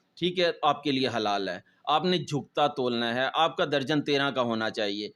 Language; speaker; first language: Urdu; non-native, local second language; Punjabi